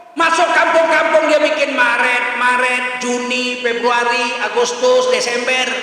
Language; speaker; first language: Indonesian; native; Indonesian